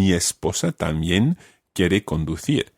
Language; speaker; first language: Spanish; non-native, fluent; English